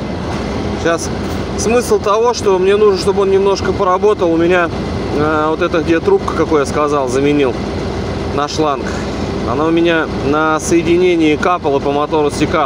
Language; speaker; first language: Russian; native; Russian